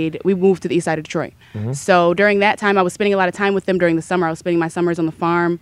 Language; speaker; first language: English; native; English